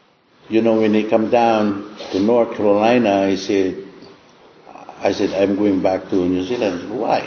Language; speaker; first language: English; non-native, local second language; Cebuano